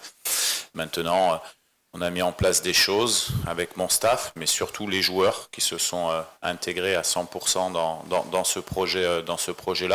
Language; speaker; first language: French; native; French